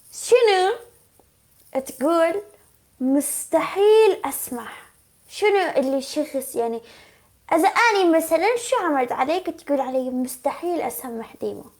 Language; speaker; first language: Arabic; non-native, learner; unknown